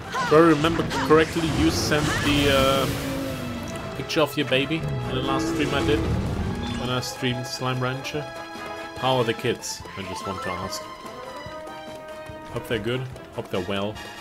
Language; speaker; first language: English; non-native, fluent; German